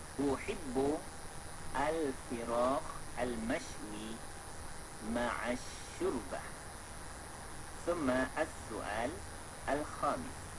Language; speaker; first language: Arabic; non-native, fluent; Malay